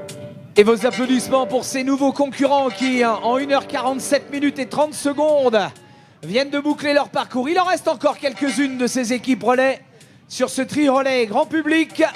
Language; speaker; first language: French; native; French